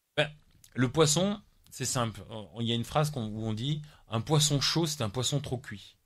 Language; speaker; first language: French; native; French